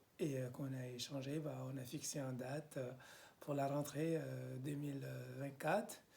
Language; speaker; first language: French; non-native, fluent; Arabic